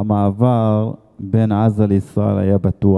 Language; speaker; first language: Hebrew; non-native, fluent; Arabic